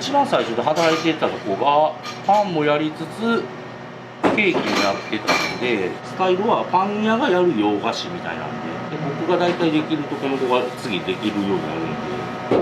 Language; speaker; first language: Japanese; native; Japanese